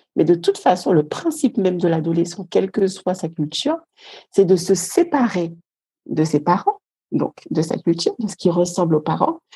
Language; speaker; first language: French; native; French